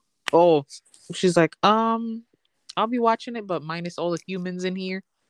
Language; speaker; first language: English; early bilingual, other home language; Spanish